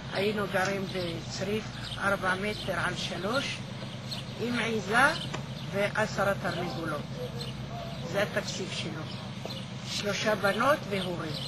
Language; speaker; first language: Hebrew; early bilingual, other home language; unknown